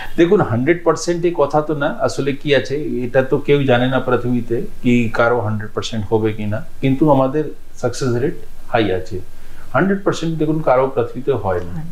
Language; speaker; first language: Bangla; non-native, local second language; Hindi